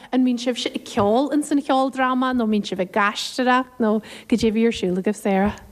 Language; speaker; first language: Irish; native; Irish